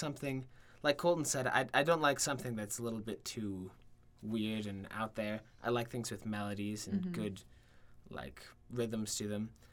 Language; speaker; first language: English; native; English